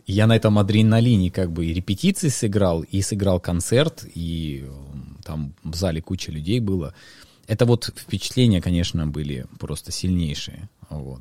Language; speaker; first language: Russian; native; Russian